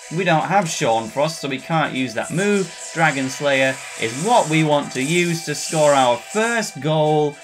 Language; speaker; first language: English; native; English